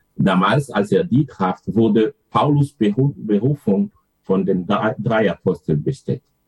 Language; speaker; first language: German; non-native, fluent; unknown